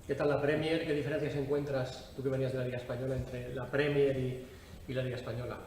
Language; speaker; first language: Spanish; native; Spanish